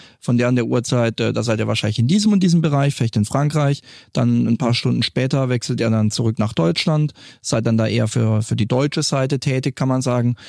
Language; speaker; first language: German; native; German